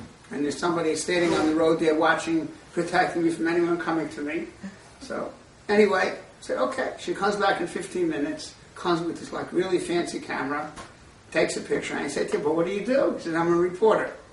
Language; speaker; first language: English; native; English